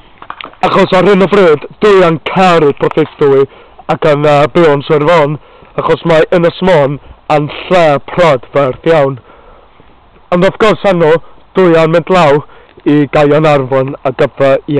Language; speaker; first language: Welsh; non-native, learner; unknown